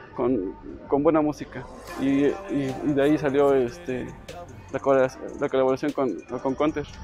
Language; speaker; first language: Spanish; native; Spanish